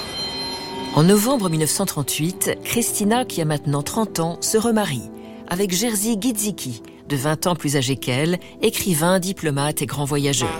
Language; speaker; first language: French; native; French